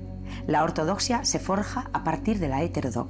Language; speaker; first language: Spanish; native; Spanish